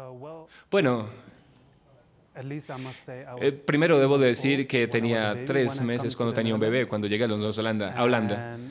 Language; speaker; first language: Spanish; non-native, fluent; Dutch